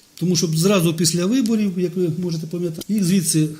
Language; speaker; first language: Ukrainian; non-native, local second language; Russian